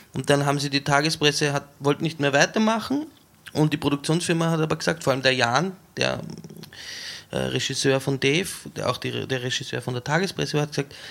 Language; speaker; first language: German; native; German